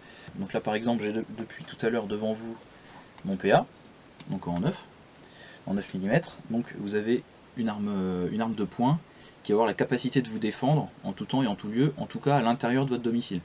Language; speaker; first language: French; native; French